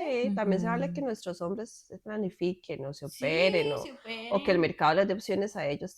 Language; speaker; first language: Spanish; native; Spanish